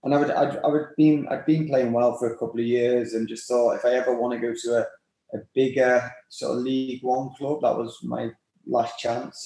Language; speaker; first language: English; native; English